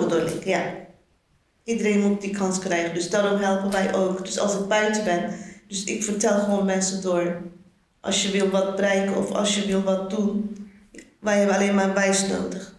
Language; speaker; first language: Dutch; non-native, learner; Turkish